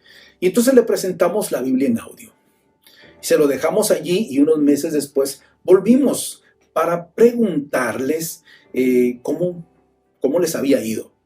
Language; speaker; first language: Spanish; native; Spanish